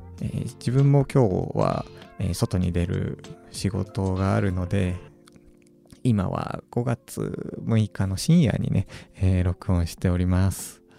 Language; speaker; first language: Japanese; native; Japanese